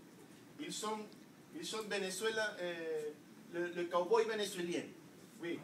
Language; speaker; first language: French; non-native, learner; Spanish